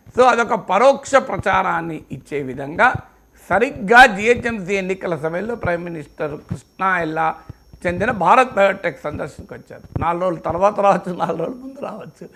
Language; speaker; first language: Telugu; native; Telugu